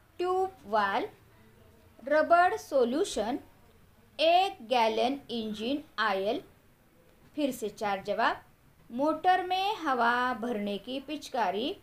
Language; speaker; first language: Hindi; non-native, local second language; Marathi